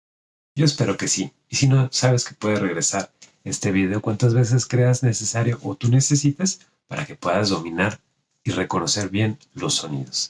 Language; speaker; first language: Spanish; native; Spanish